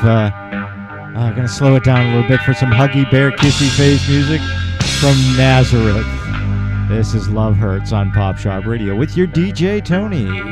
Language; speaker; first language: English; native; English